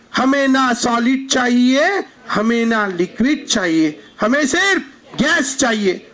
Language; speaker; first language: Hindi; non-native, local second language; Marathi